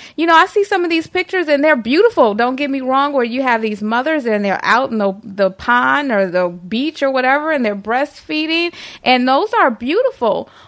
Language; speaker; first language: English; native; English